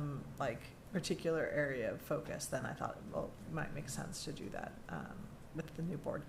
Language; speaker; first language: English; native; English